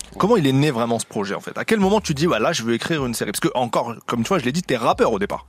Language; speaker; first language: French; native; French